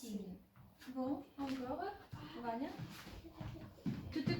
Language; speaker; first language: French; non-native, fluent; Ukrainian